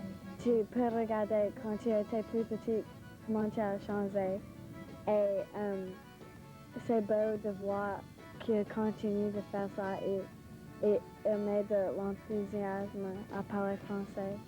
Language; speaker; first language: French; non-native, local second language; English